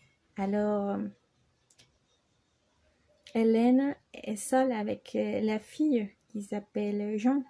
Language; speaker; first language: French; non-native, learner; Spanish